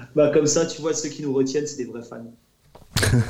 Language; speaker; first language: French; native; French